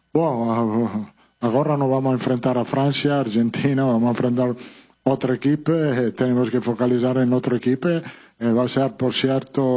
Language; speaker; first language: Portuguese; non-native, fluent; Italian